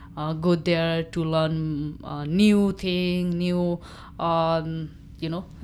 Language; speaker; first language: English; non-native, local second language; Nepali